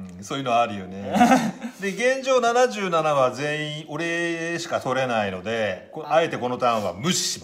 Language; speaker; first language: Japanese; native; Japanese